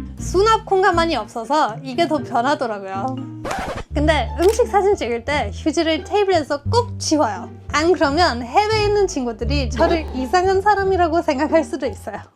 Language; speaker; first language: Korean; non-native, fluent; German